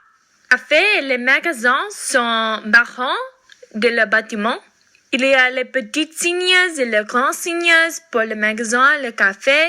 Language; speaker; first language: French; non-native, learner; English